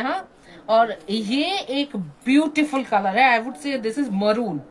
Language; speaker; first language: Hindi; non-native, local second language; Bangla